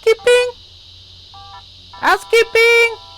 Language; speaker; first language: English; native; English